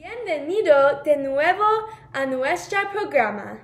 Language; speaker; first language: Spanish; non-native, learner; English